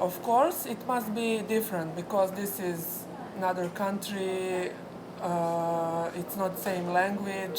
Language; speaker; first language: English; non-native, fluent; Serbian